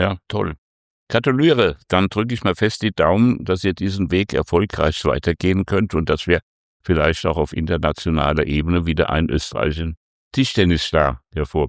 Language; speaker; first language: German; native; German